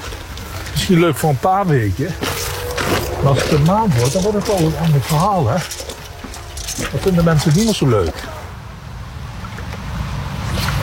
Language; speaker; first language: Dutch; native; Dutch